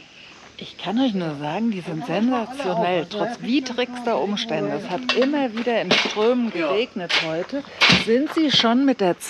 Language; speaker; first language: German; native; German